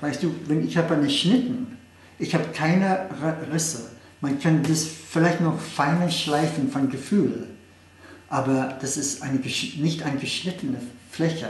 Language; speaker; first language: German; non-native, fluent; English